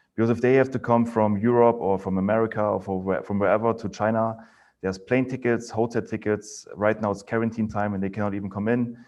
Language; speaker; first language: English; non-native, fluent; German